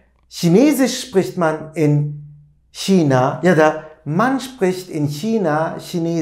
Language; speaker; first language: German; non-native, fluent; Turkish